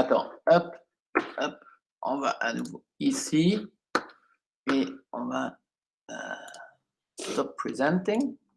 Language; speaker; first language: French; non-native, local second language; Luxembourgish